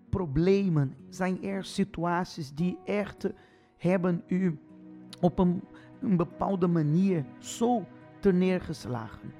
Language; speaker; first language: Dutch; non-native, fluent; Portuguese